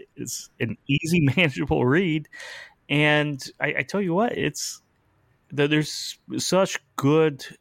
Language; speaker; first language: English; native; English